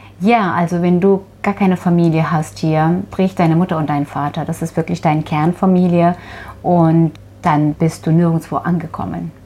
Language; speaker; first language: German; non-native, fluent; Turkish